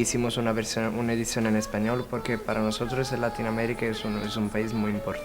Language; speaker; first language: Spanish; non-native, learner; Italian